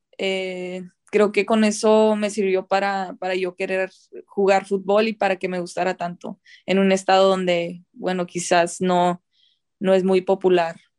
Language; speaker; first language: Spanish; early bilingual, heritage; Spanish